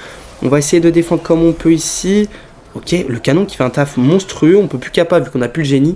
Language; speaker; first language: French; native; French